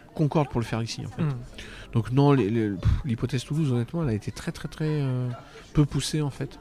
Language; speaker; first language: French; native; French